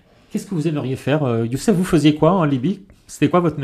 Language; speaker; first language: French; native; French